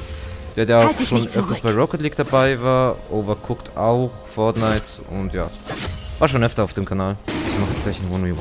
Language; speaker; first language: German; native; German